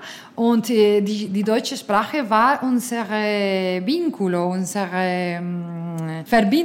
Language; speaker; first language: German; non-native, fluent; Spanish